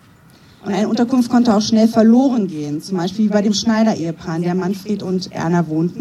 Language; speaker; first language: German; native; German